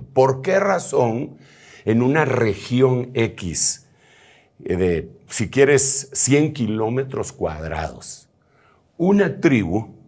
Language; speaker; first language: Spanish; native; Spanish